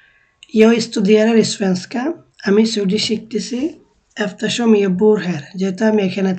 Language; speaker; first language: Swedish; non-native, fluent; Bangla